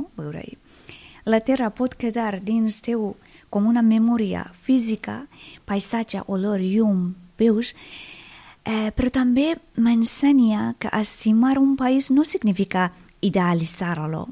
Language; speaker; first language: Catalan; non-native, fluent; Persian